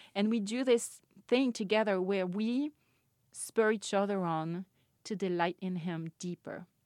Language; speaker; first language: English; non-native, fluent; French